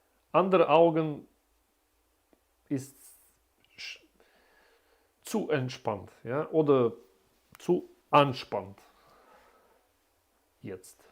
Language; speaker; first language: German; non-native, learner; Russian